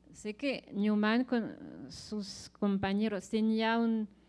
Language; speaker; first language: Spanish; non-native, fluent; French